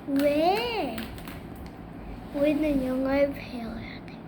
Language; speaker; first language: Korean; early bilingual, heritage; Korean